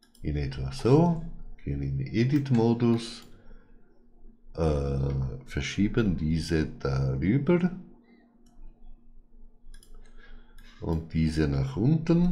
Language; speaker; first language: German; non-native, fluent; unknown